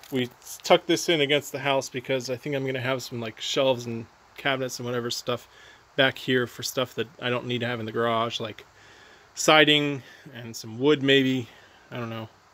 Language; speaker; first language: English; native; English